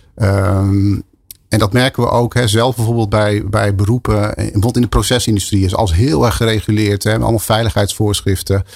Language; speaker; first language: Dutch; native; Dutch